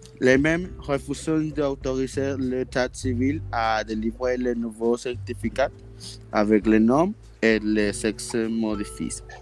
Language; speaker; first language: French; non-native, learner; Spanish